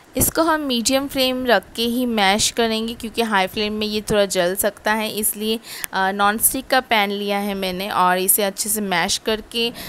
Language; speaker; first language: Hindi; non-native, local second language; Bangla